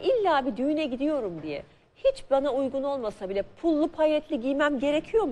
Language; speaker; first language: Turkish; native; Turkish